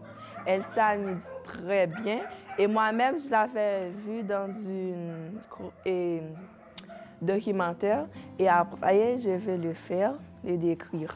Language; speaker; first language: French; non-native, local second language; Haitian Creole